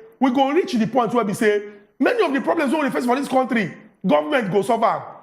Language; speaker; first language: Nigerian Pidgin; native; Nigerian Pidgin